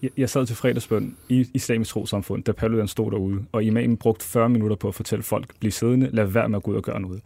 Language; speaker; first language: Danish; early bilingual, other home language; Arabic